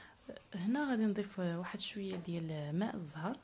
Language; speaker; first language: Arabic; native; Arabic